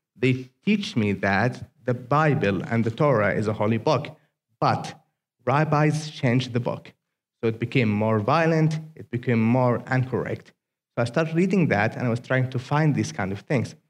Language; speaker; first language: English; non-native, fluent; Arabic